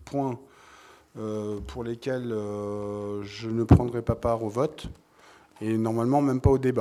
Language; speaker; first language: French; native; French